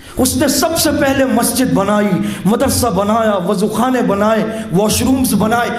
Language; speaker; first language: Urdu; native; Urdu